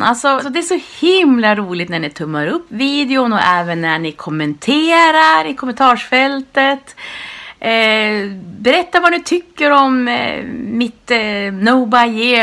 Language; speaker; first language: Swedish; native; Swedish